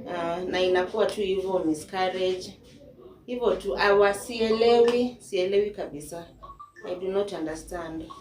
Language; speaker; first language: Swahili; native; Swahili